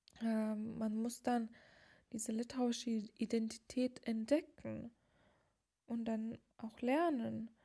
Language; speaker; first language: German; non-native, fluent; Lithuanian